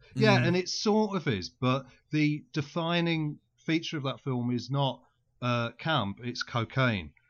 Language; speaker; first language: English; native; English